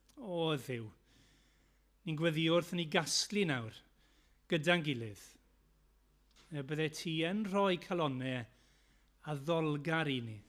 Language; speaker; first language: Welsh; native; Welsh